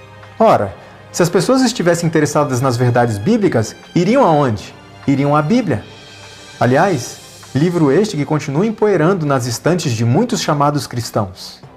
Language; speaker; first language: Portuguese; native; Portuguese